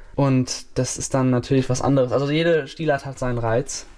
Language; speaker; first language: German; native; German